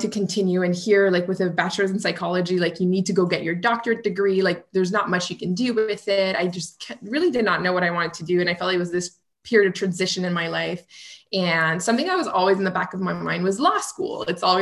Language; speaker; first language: English; non-native, fluent; French